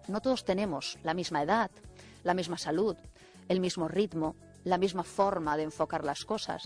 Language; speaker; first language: Spanish; native; Spanish